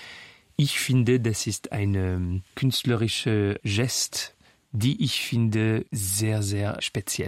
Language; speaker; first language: German; non-native, fluent; French